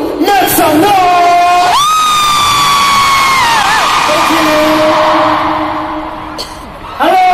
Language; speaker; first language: English; non-native, learner; Korean